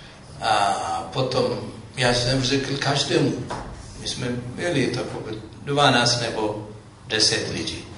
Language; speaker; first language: Czech; non-native, fluent; Amharic